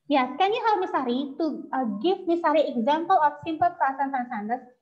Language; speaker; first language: English; non-native, fluent; Indonesian